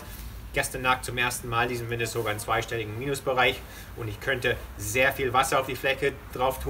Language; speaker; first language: German; non-native, fluent; English